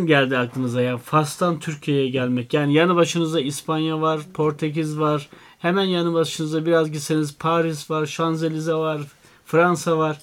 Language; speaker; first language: Turkish; native; Turkish